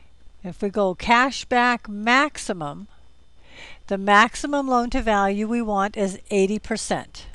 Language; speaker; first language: English; native; English